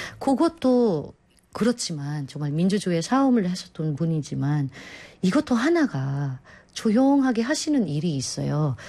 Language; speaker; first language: Korean; non-native, fluent; Filipino